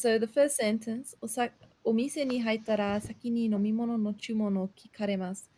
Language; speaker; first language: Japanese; non-native, learner; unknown